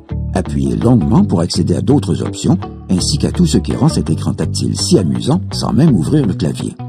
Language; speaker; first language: French; native; French